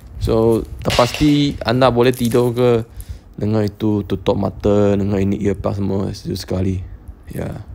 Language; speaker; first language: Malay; non-native, local second language; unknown